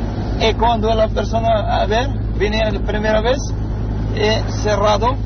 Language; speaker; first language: Spanish; non-native, learner; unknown